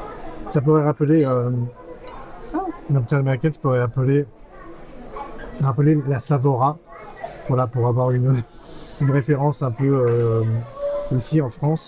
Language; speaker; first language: French; native; French